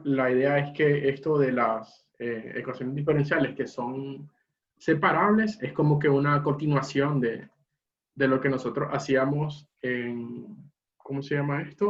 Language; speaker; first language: Spanish; native; Spanish